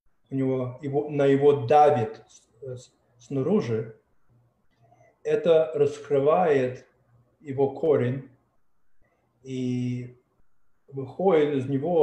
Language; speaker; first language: Russian; early bilingual, heritage; Russian